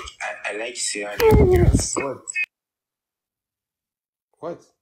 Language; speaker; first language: English; non-native, learner; French